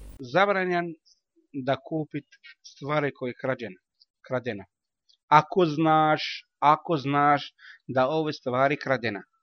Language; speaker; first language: Croatian; non-native, learner; Arabic